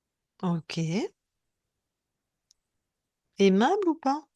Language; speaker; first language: French; native; French